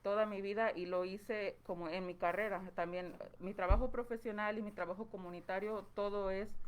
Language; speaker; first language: Spanish; early bilingual, heritage; Spanish